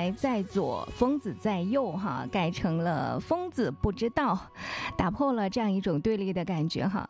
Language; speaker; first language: Chinese; native; Chinese